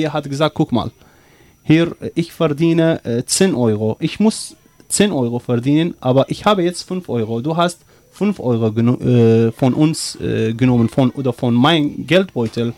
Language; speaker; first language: German; non-native, learner; Arabic